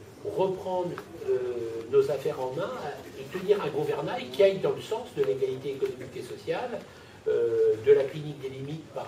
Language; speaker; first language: French; native; French